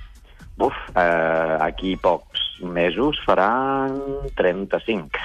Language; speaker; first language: Catalan; non-native, fluent; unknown